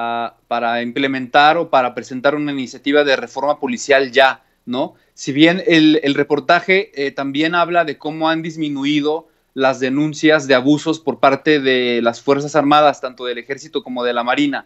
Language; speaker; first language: Spanish; native; Spanish